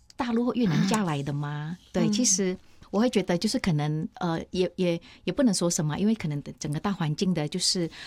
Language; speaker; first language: Chinese; non-native, fluent; Indonesian